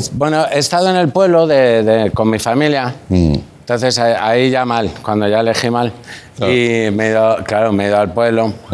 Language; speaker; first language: Spanish; native; Spanish